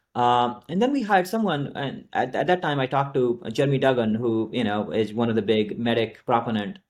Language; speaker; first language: English; non-native, local second language; Hindi